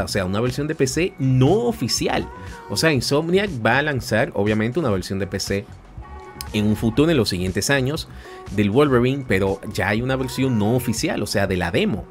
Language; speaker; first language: Spanish; native; Spanish